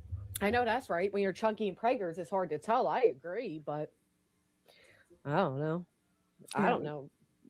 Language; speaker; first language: English; native; English